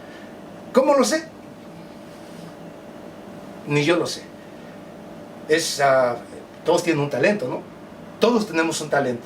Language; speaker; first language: Spanish; native; Spanish